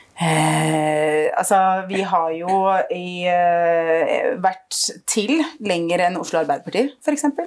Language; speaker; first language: Norwegian; early bilingual, other home language; Arabic